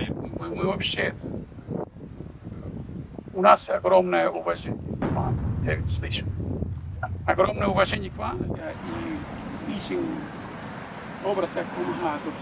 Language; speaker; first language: Russian; non-native, fluent; Spanish